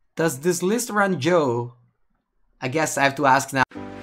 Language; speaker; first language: English; non-native, fluent; Italian